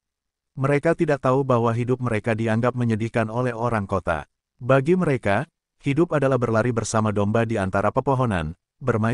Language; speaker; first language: Indonesian; native; Indonesian